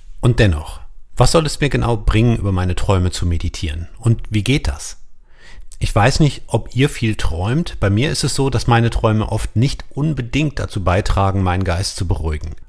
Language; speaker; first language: German; native; German